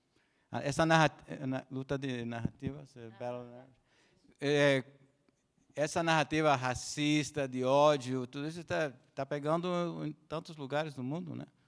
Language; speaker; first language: Portuguese; non-native, fluent; Spanish